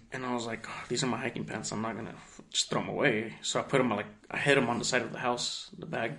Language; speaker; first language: English; early bilingual, other home language; Spanish